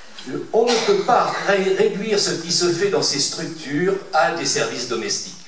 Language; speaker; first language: French; native; French